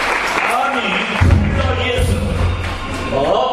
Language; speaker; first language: Chinese; non-native, learner; Korean